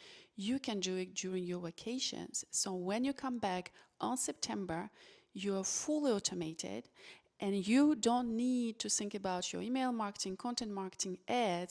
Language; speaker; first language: English; non-native, fluent; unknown